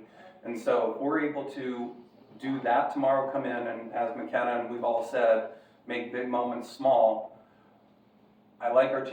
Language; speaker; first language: English; native; English